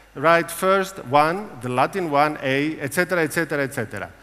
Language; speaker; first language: English; non-native, fluent; Greek